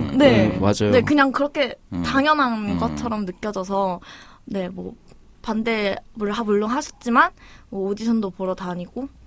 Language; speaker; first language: Korean; early bilingual, other home language; Chinese